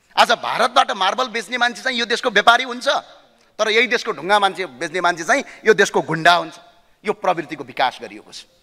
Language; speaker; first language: Nepali; native; Nepali